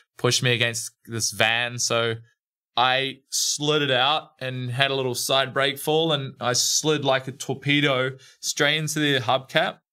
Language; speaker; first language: English; native; English